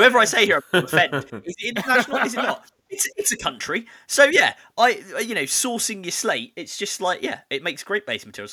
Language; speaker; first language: English; native; English